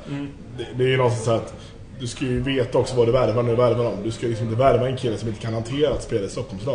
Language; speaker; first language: Swedish; native; Swedish